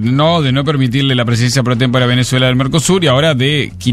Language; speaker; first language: Spanish; native; Spanish